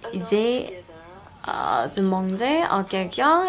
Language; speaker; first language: French; non-native, learner; Korean